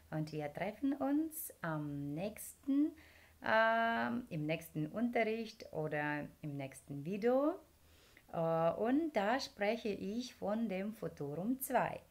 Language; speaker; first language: German; non-native, fluent; Ukrainian